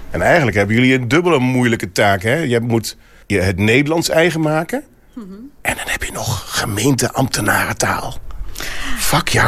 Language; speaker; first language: Dutch; native; Dutch